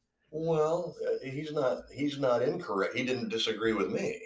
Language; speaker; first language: English; native; English